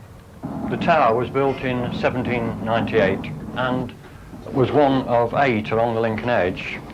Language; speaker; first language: English; native; English